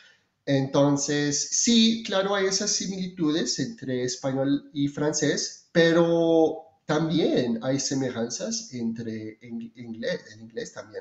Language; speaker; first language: Spanish; non-native, fluent; French